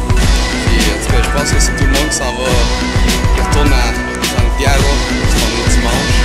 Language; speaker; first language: French; native; French